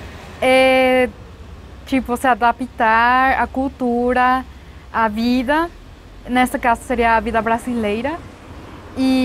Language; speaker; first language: Portuguese; non-native, fluent; Spanish